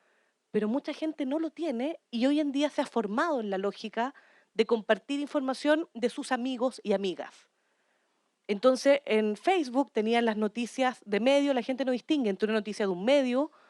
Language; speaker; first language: Spanish; native; Spanish